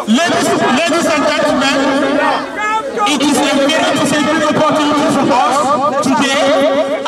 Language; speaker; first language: English; non-native, local second language; French